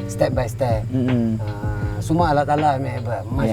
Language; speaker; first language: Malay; non-native, local second language; Tamil